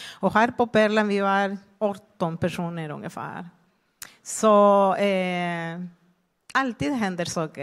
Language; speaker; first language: Swedish; non-native, fluent; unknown